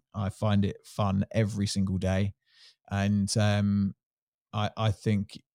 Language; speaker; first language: English; native; English